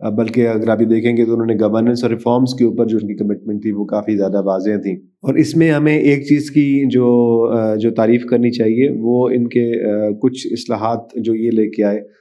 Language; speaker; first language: Urdu; native; Urdu